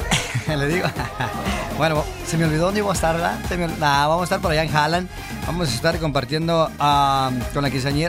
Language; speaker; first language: Spanish; native; Spanish